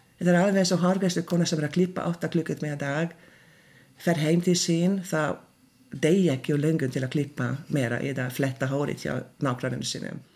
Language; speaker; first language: Icelandic; non-native, learner; Hungarian